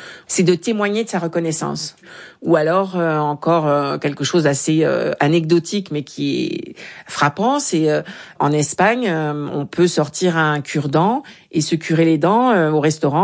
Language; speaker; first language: French; native; French